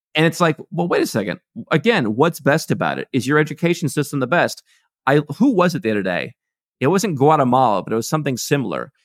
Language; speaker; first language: English; native; English